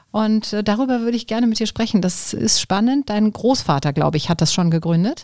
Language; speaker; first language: German; native; German